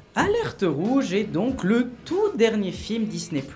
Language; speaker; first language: French; native; French